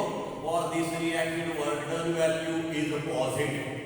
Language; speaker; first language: English; non-native, local second language; Marathi